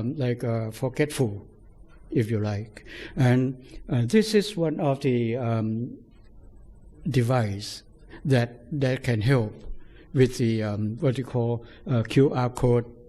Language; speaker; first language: English; non-native, fluent; Thai